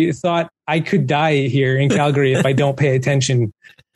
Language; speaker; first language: English; native; English